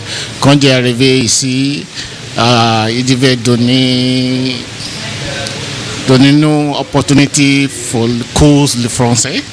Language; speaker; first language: French; non-native, learner; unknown